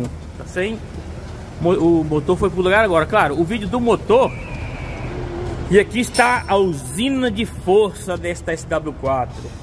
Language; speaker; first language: Portuguese; native; Portuguese